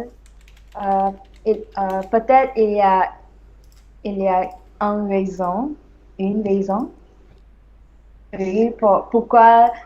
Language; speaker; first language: French; non-native, learner; English